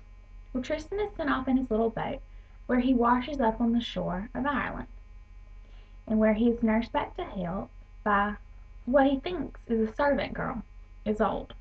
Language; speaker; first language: English; native; English